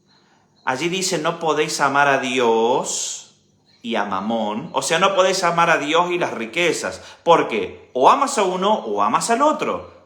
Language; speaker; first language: Spanish; native; Spanish